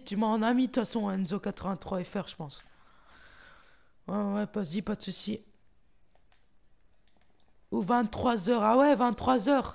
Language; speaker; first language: French; native; French